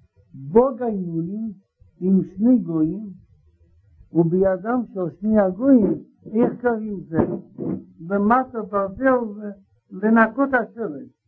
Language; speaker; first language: Hebrew; non-native, learner; Russian